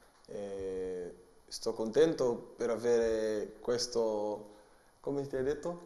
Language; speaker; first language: Italian; non-native, learner; Portuguese